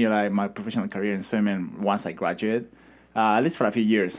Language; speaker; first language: English; non-native, fluent; Spanish